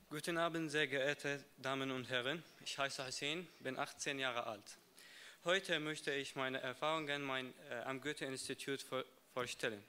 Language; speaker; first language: German; non-native, learner; Arabic